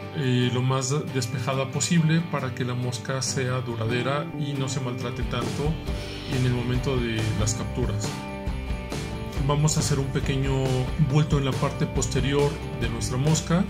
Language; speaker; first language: Spanish; native; Spanish